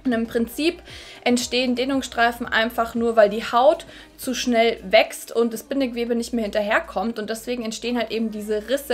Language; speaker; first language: German; native; German